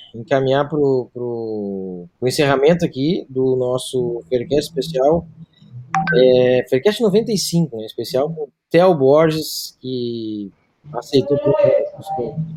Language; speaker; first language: Portuguese; native; Portuguese